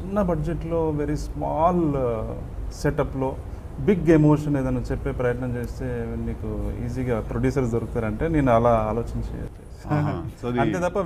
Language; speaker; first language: Telugu; native; Telugu